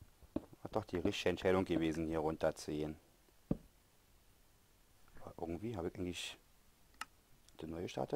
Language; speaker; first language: German; native; German